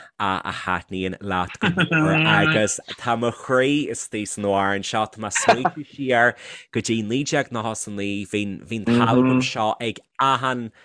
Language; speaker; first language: Irish; native; Irish